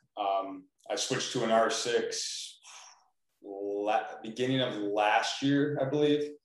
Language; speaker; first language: English; native; English